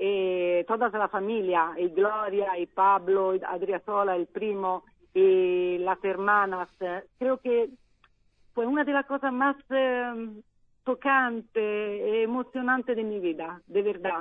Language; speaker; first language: Spanish; non-native, learner; Italian